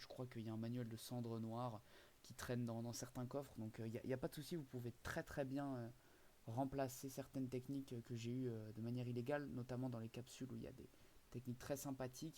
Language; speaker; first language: French; native; French